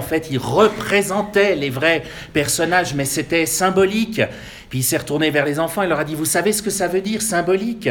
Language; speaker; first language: French; native; French